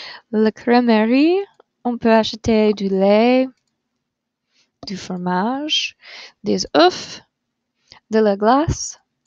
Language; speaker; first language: French; non-native, fluent; English